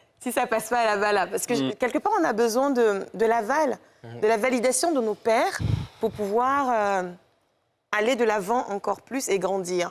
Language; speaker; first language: French; native; French